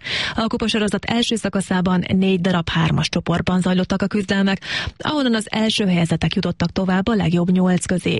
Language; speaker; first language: Hungarian; native; Hungarian